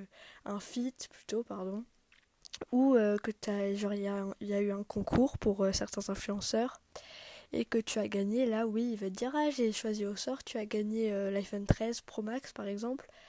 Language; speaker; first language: French; native; French